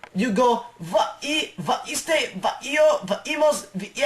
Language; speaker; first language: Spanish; non-native, learner; English